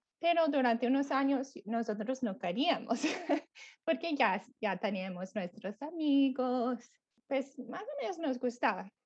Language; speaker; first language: Spanish; non-native, fluent; English